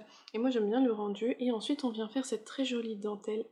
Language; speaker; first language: French; native; French